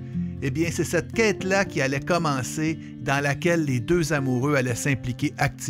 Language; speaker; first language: French; native; French